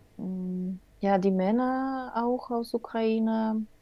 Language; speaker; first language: German; non-native, learner; Russian